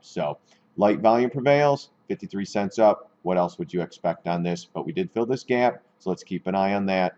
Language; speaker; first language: English; native; English